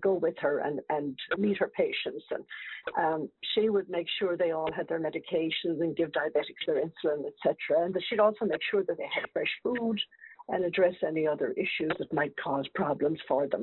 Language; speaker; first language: English; native; English